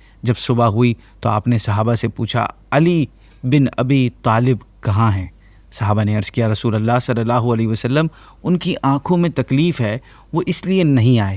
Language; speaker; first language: Urdu; native; Urdu